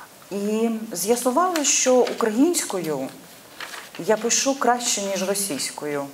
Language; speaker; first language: Ukrainian; non-native, local second language; Russian